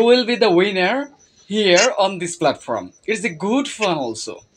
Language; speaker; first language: English; non-native, fluent; Bangla